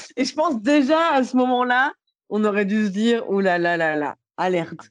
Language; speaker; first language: French; native; French